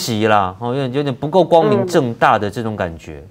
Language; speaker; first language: Chinese; native; Chinese